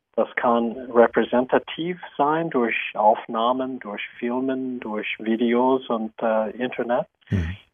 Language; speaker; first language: German; non-native, fluent; English